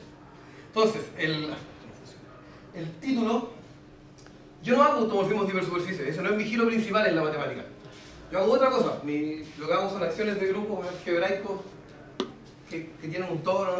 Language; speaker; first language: Spanish; native; Spanish